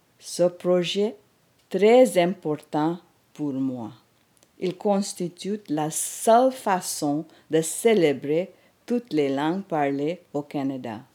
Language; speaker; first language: French; non-native, fluent; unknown